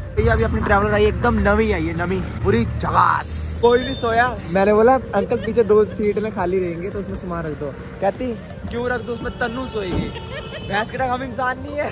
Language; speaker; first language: Hindi; native; Hindi